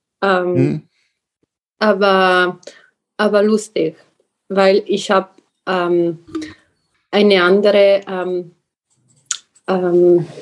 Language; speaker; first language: German; non-native, learner; Italian